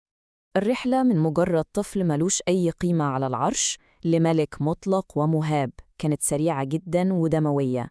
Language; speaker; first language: Arabic; native; Arabic